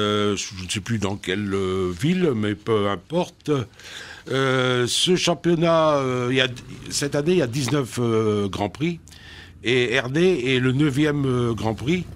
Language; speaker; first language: French; native; French